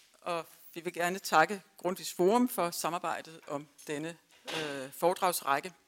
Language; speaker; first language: Danish; native; Danish